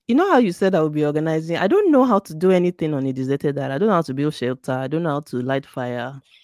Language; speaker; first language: English; non-native, local second language; Yoruba